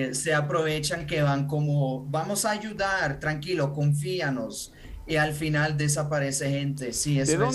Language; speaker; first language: Spanish; non-native, fluent; Ukrainian